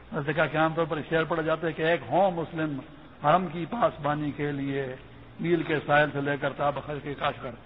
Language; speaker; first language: Urdu; non-native, local second language; Pashto